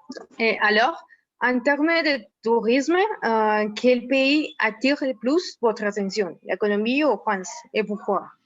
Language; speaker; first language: French; non-native, learner; Spanish